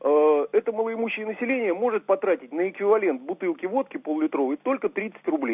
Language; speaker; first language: Russian; native; Russian